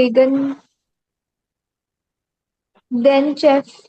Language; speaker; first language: German; non-native, learner; Hindi